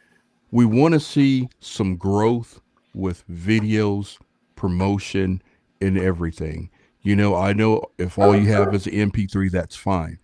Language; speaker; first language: English; native; English